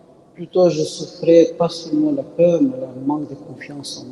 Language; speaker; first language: French; non-native, learner; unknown